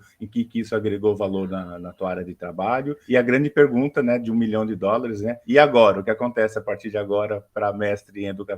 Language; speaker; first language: Portuguese; native; Portuguese